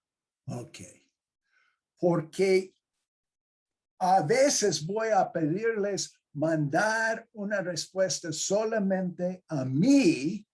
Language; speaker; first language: Spanish; non-native, fluent; English